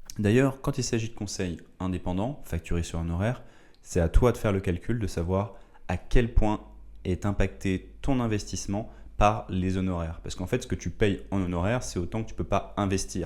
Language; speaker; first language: French; native; French